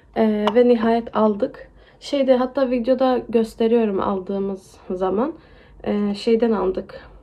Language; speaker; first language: Turkish; early bilingual, heritage; Turkish